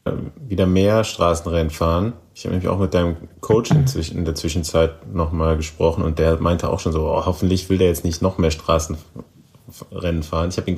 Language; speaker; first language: German; native; German